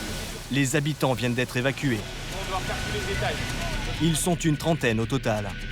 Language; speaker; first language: French; native; French